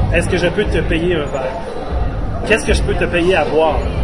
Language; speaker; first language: French; native; French